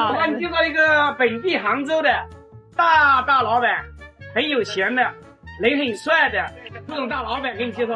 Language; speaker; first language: Chinese; non-native, local second language; Wu Chinese